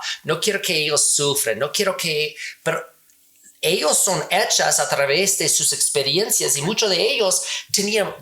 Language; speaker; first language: Spanish; non-native, learner; English